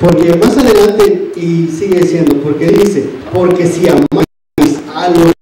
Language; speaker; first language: Spanish; native; Spanish